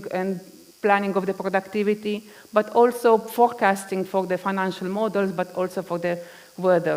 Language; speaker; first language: English; non-native, fluent; Romanian